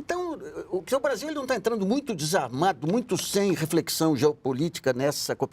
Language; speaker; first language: Portuguese; native; Portuguese